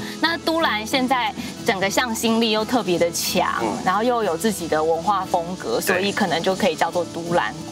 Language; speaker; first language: Chinese; native; Chinese